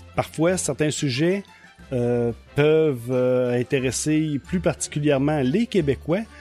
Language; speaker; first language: French; native; French